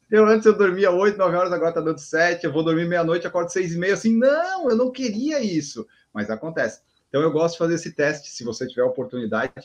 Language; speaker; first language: Portuguese; native; Portuguese